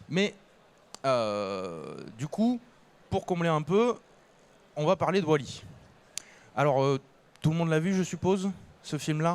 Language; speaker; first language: French; native; French